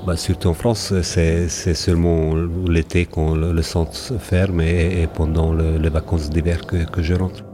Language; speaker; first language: French; non-native, fluent; Hungarian